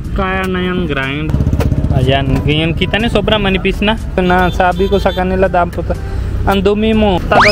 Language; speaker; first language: Filipino; non-native, learner; Punjabi